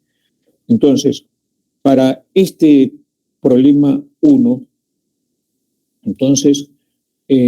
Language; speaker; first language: Spanish; native; Spanish